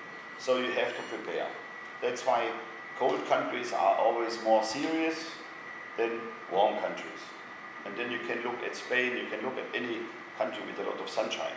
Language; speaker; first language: English; non-native, fluent; German